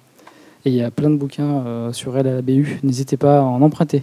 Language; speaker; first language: French; native; French